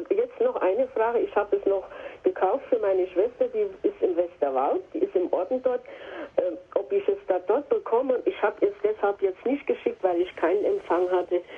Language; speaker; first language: German; native; German